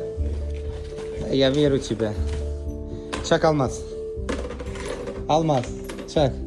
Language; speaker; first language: Russian; non-native, learner; Azerbaijani